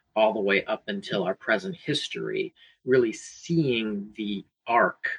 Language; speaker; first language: English; native; English